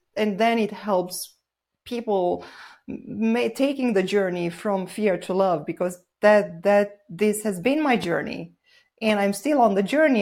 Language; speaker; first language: English; non-native, fluent; Romanian